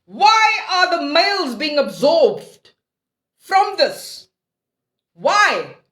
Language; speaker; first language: English; non-native, local second language; Afrikaans